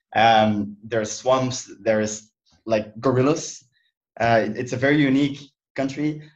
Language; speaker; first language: English; non-native, fluent; Dutch